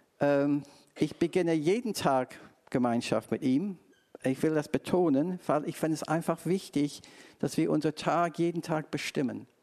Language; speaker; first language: German; non-native, fluent; English